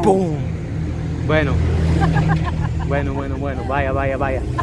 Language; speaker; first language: Spanish; non-native, learner; English